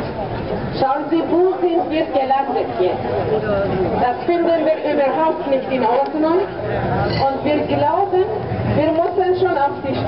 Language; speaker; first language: German; non-native, fluent; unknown